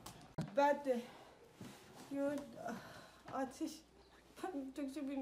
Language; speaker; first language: Turkish; non-native, learner; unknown